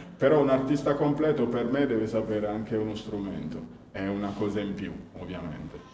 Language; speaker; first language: Italian; early bilingual, other home language; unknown